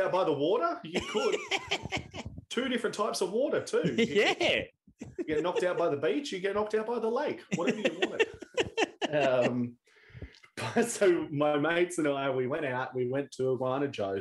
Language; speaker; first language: English; native; English